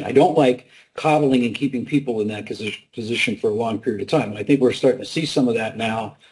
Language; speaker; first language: English; native; English